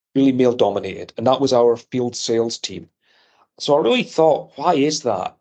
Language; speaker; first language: English; native; English